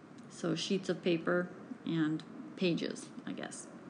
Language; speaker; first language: English; native; English